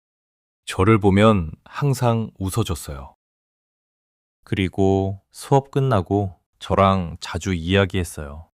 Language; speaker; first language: Korean; early bilingual, heritage; English